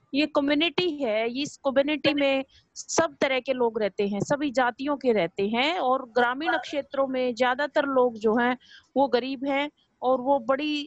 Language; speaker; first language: Hindi; native; Hindi